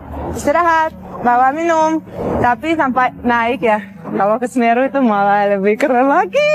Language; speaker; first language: Indonesian; non-native, fluent; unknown